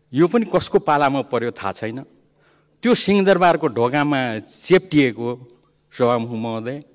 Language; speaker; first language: Nepali; non-native, local second language; Limbu